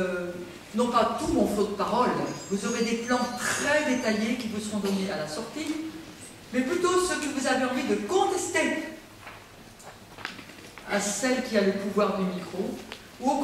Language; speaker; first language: French; native; French